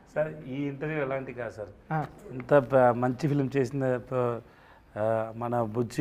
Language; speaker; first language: Telugu; non-native, local second language; Tamil